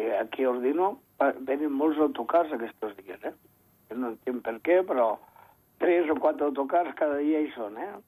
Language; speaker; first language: Catalan; native; Catalan